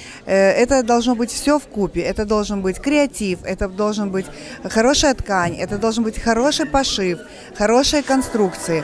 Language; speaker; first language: Russian; native; Russian